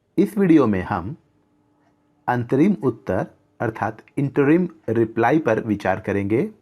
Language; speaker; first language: Hindi; native; Hindi